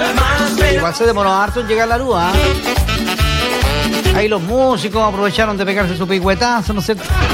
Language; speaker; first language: Spanish; native; Spanish